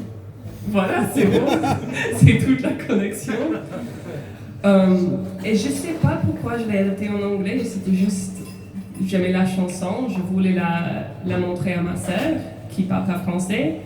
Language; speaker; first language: French; non-native, fluent; English